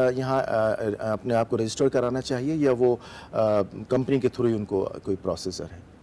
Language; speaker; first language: Hindi; native; Hindi